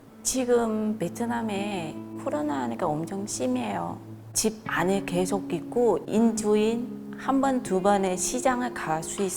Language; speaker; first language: Korean; non-native, learner; Vietnamese